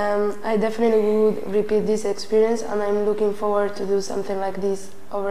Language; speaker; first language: English; non-native, learner; Spanish